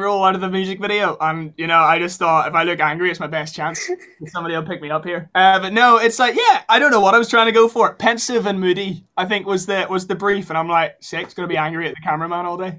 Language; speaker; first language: English; native; English